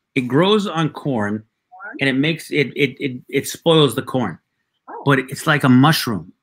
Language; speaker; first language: English; early bilingual, other home language; Spanish